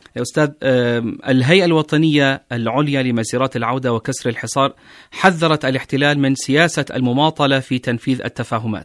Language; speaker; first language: Arabic; native; Arabic